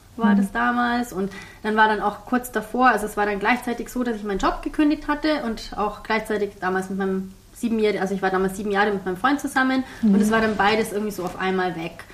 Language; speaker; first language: German; early bilingual, heritage; German